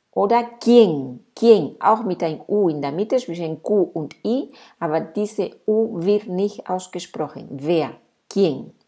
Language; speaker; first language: German; non-native, fluent; Spanish